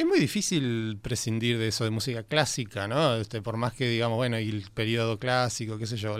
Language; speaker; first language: Spanish; native; Spanish